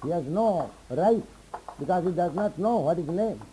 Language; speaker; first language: English; non-native, local second language; Hindi